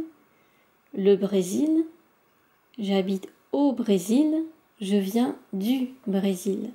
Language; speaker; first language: French; native; French